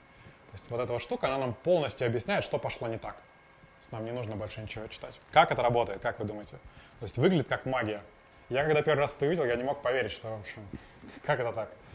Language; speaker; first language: Russian; native; Russian